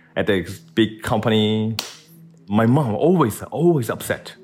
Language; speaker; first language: English; non-native, learner; Korean